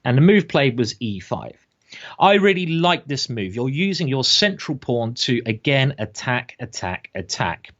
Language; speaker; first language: English; native; English